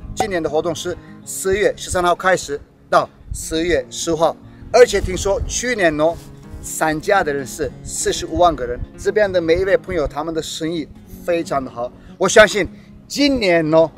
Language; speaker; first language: Chinese; non-native, fluent; Turkish